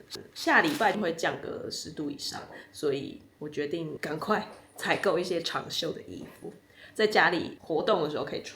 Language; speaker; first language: Chinese; non-native, fluent; Serbian